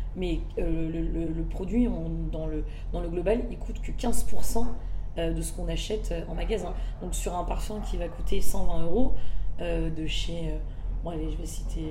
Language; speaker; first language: French; early bilingual, other home language; Malagasy